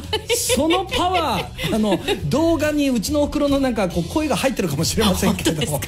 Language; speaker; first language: Japanese; native; Japanese